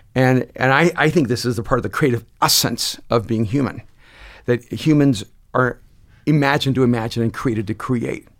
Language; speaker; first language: English; early bilingual, other home language; Spanish